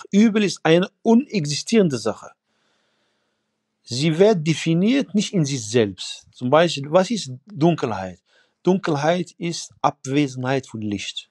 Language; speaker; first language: German; non-native, fluent; Arabic